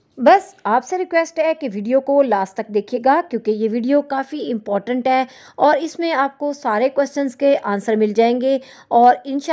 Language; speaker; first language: Urdu; native; Urdu